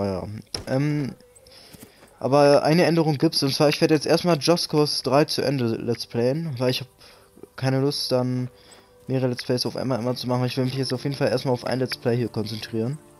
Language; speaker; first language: German; native; German